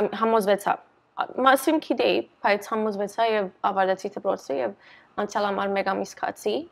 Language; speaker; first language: Armenian; early bilingual, heritage; Armenian